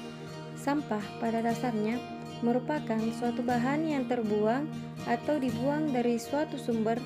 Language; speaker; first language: Indonesian; native; Indonesian